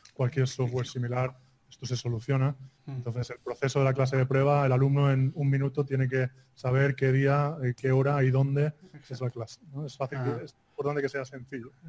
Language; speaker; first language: Spanish; native; Spanish